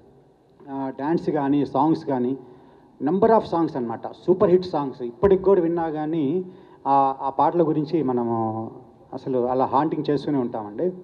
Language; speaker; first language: Telugu; native; Telugu